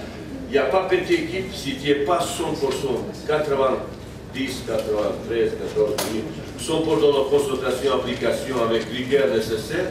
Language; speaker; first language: French; non-native, fluent; Bosnian